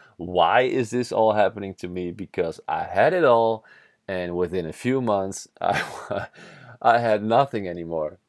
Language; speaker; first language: English; non-native, fluent; Dutch